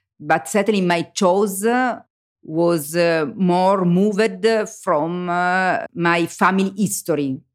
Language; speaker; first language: English; non-native, learner; Italian